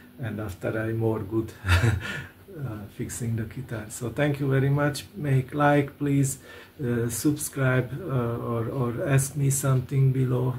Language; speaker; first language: English; non-native, learner; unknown